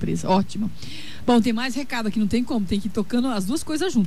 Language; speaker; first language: Portuguese; native; Portuguese